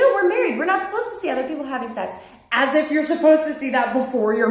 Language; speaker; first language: English; native; English